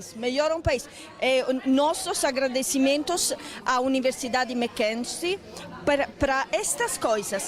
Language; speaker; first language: Portuguese; non-native, fluent; Italian